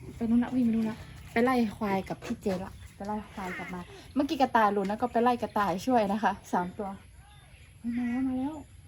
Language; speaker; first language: Thai; non-native, local second language; Western Kayah